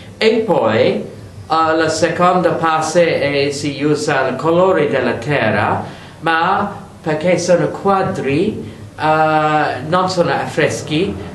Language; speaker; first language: Italian; non-native, learner; English